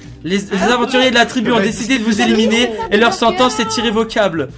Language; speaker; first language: French; native; French